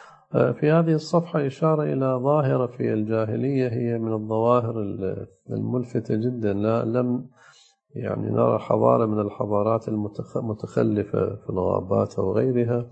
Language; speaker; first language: Arabic; native; Arabic